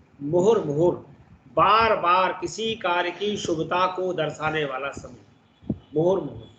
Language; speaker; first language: Hindi; native; Hindi